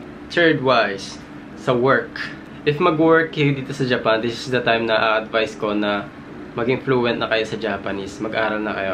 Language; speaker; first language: Filipino; early bilingual, heritage; Filipino